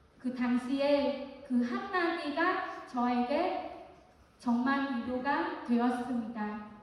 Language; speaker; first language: Korean; non-native, fluent; Vietnamese